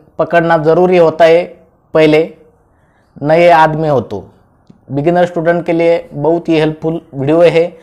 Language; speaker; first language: Hindi; non-native, local second language; Marathi